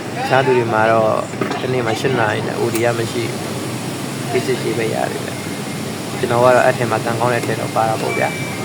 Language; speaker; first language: Burmese; native; Burmese